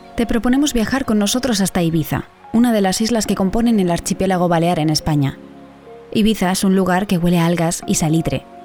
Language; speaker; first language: Spanish; native; Spanish